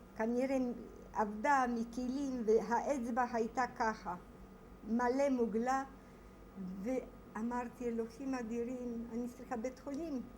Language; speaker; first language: Hebrew; non-native, fluent; Polish